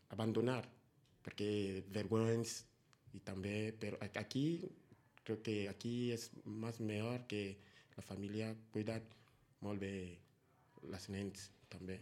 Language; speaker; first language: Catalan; non-native, learner; Spanish